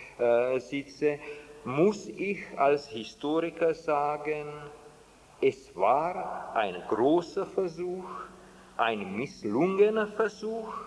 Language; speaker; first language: German; non-native, fluent; Czech